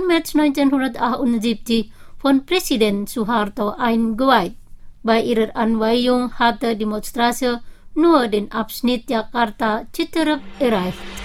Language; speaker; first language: German; non-native, fluent; Indonesian